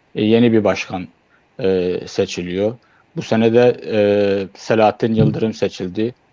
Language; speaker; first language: Turkish; native; Turkish